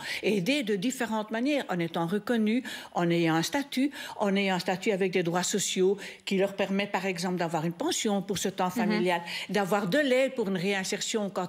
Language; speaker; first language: French; native; French